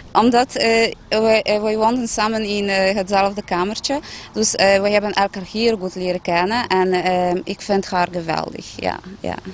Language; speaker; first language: Dutch; non-native, fluent; Polish